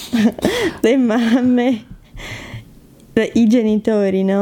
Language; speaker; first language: Italian; non-native, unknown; Portuguese